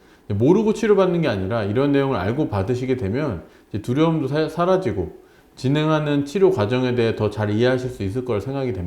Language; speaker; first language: Korean; native; Korean